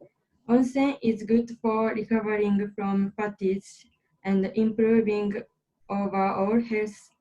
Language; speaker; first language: English; non-native, learner; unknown